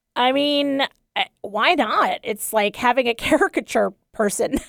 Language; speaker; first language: English; native; English